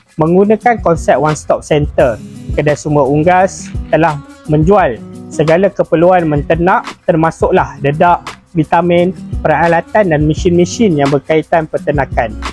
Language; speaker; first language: Malay; native; Malay